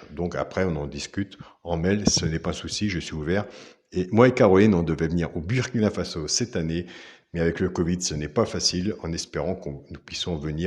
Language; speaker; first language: French; native; French